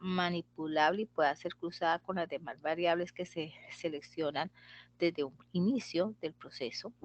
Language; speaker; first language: Spanish; native; Spanish